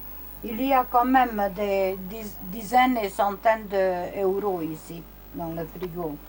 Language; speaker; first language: French; non-native, learner; Romanian